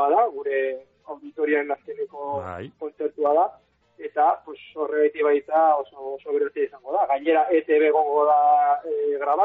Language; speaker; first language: Basque; native; Basque